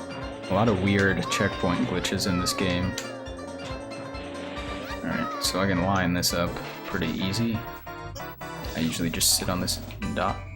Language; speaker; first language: English; native; English